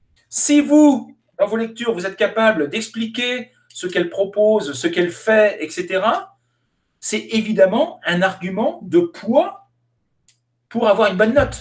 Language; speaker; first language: French; native; French